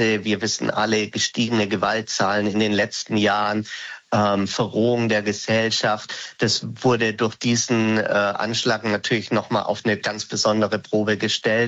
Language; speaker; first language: German; native; German